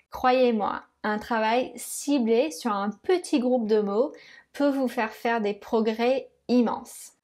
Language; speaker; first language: French; non-native, fluent; English